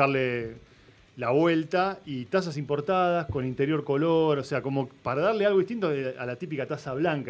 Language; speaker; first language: Spanish; native; Spanish